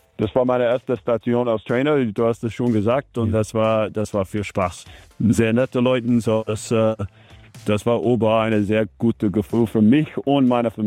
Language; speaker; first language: German; non-native, learner; English